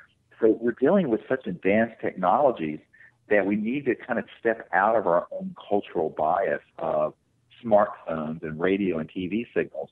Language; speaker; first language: English; native; English